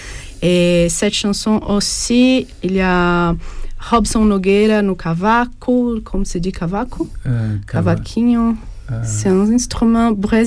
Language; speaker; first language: French; non-native, fluent; Portuguese